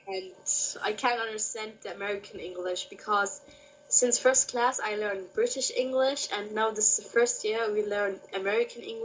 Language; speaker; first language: English; non-native, learner; Kurdish